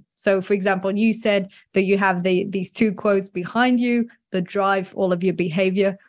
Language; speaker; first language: English; non-native, fluent; French